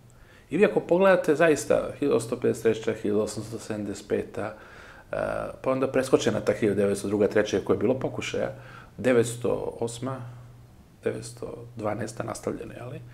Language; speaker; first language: Serbian; native; Serbian